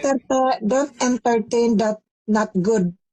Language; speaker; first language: English; non-native, learner; Filipino